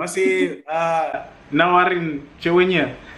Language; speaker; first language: Indonesian; non-native, fluent; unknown